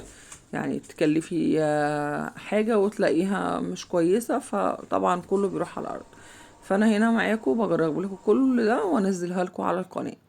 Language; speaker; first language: Arabic; native; Arabic